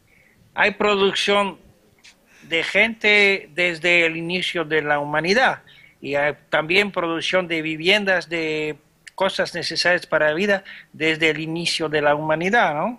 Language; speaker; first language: Spanish; non-native, fluent; French